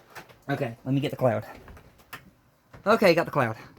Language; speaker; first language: English; native; English